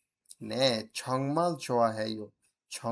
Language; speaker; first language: Korean; non-native, fluent; Bangla